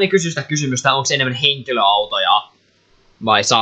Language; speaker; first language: Finnish; native; Finnish